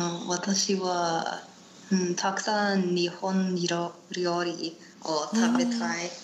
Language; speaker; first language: Japanese; non-native, learner; Spanish